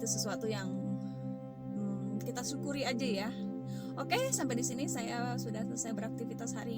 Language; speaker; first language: Indonesian; native; Indonesian